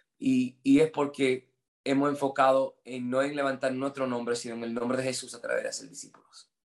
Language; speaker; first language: Spanish; non-native, fluent; English